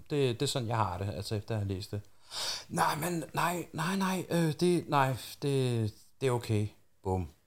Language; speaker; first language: Danish; early bilingual, other home language; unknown